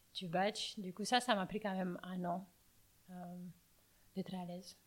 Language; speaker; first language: French; non-native, fluent; Romanian